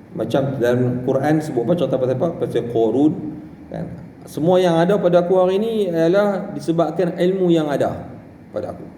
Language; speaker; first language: Malay; native; Malay